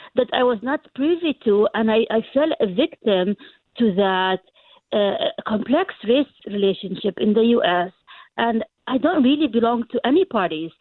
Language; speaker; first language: English; non-native, fluent; Arabic